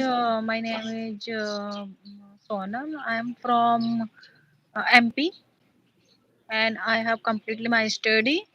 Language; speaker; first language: English; non-native, learner; Hindi